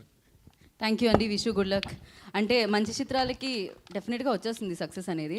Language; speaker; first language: Telugu; native; Telugu